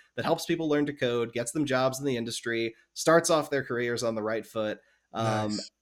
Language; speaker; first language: English; native; English